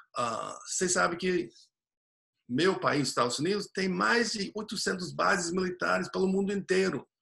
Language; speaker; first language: Portuguese; non-native, fluent; English